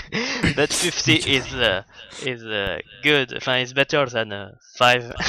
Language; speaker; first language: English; non-native, learner; French